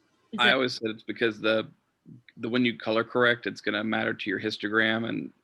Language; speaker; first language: English; native; English